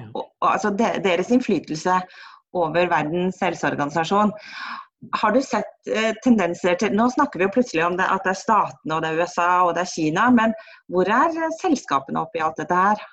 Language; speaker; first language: Norwegian; native; Norwegian